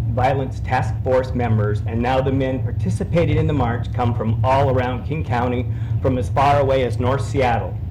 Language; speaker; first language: English; native; English